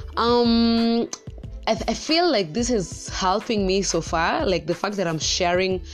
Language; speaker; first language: English; non-native, local second language; Kikuyu